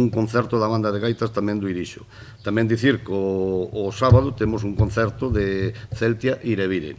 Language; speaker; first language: Galician; native; Galician